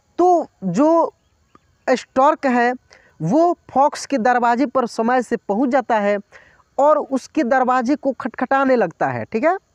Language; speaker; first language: Hindi; native; Hindi